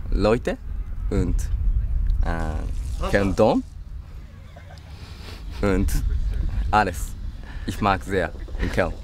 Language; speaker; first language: German; non-native, learner; Japanese